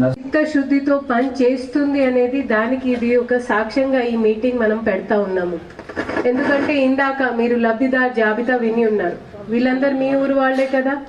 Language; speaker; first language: Telugu; non-native, fluent; Hindi